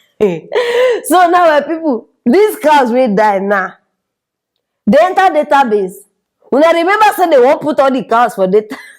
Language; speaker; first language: Nigerian Pidgin; native; Nigerian Pidgin